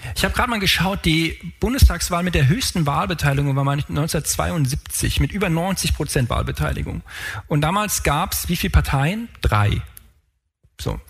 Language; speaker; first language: German; native; German